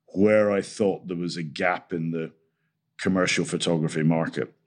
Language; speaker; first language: English; native; English